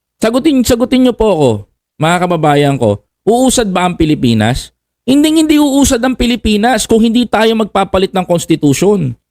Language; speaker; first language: Filipino; native; Filipino